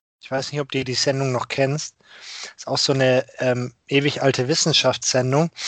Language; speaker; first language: German; native; German